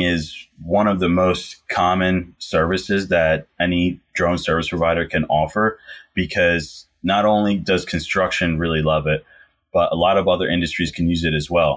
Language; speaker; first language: English; native; English